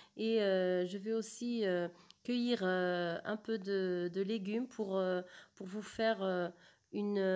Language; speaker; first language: French; non-native, local second language; Arabic